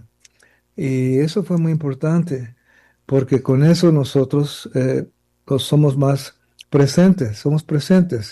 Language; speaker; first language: Spanish; early bilingual, heritage; Spanish